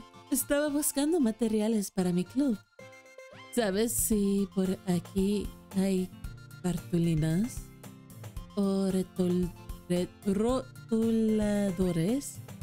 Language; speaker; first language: Spanish; non-native, learner; English